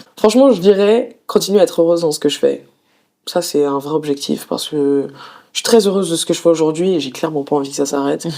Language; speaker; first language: French; native; French